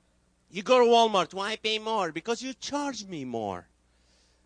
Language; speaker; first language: English; non-native, fluent; Arabic